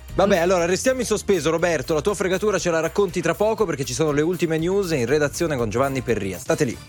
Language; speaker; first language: Italian; native; Italian